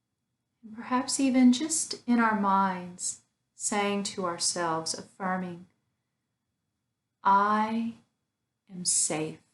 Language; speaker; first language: English; native; English